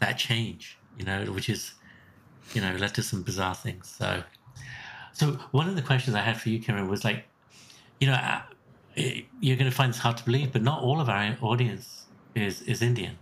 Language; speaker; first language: English; native; English